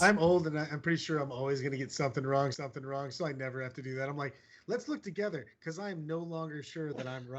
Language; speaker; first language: English; native; English